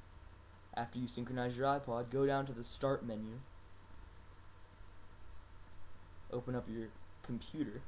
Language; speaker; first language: English; native; English